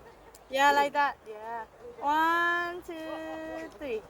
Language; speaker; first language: English; non-native, fluent; Vietnamese